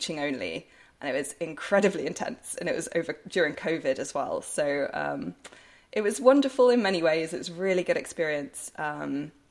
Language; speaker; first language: English; native; English